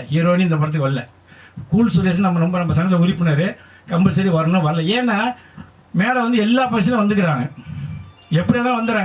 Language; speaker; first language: Tamil; native; Tamil